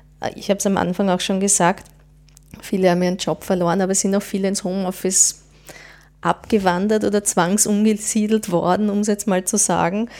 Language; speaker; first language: German; native; German